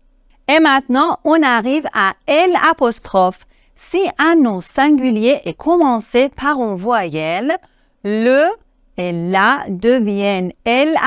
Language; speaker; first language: French; non-native, fluent; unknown